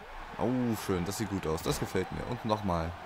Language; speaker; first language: German; native; German